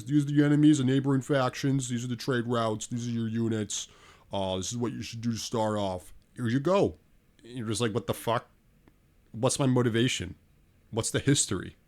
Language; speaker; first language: English; native; English